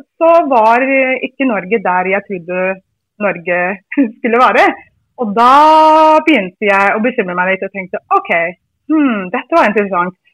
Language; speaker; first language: Norwegian; non-native, fluent; English